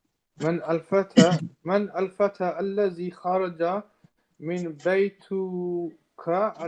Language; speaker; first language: Arabic; non-native, learner; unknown